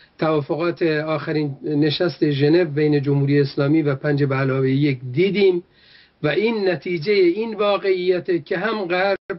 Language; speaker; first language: Persian; non-native, local second language; Kurdish